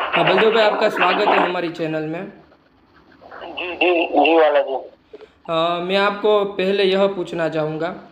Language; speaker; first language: Hindi; non-native, local second language; Gujarati